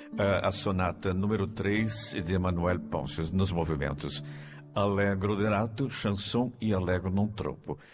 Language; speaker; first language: Portuguese; native; Portuguese